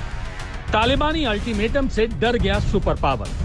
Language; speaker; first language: Hindi; native; Hindi